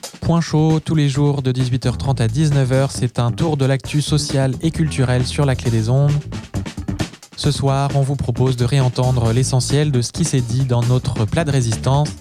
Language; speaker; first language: French; native; French